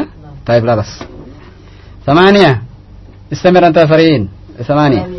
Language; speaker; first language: Arabic; non-native, fluent; Indonesian